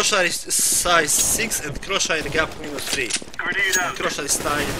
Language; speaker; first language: English; non-native, learner; Polish